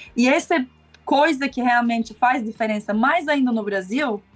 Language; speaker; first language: Portuguese; non-native, fluent; Turkish